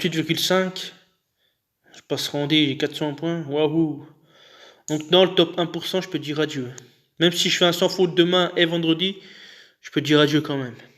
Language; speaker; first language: French; native; French